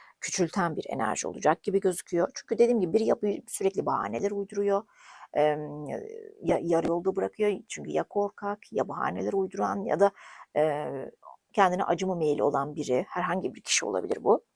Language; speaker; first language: Turkish; native; Turkish